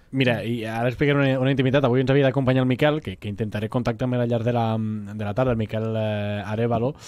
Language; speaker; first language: Catalan; native; Catalan